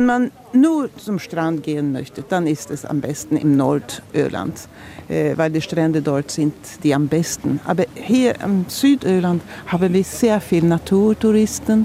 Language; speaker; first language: German; non-native, fluent; Swedish